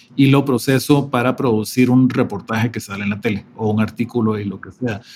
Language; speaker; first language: Spanish; native; Spanish